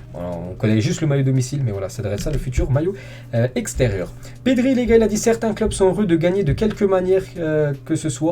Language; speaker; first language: French; native; French